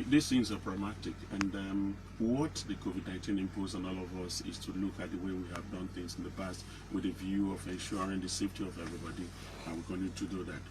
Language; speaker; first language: English; non-native, local second language; Yoruba